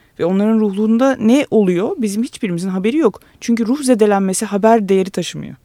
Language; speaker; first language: Turkish; native; Turkish